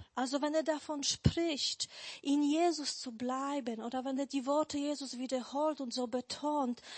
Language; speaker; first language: German; non-native, fluent; Polish